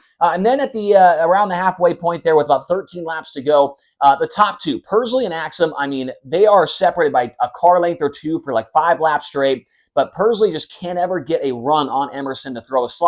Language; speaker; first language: English; native; English